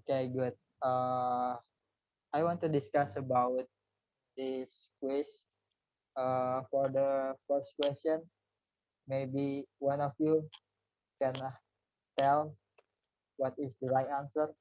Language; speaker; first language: English; non-native, learner; Indonesian